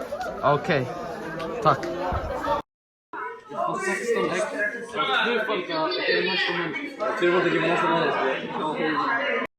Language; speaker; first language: Icelandic; non-native, local second language; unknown